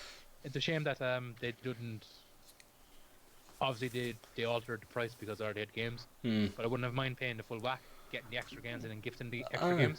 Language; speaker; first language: English; native; English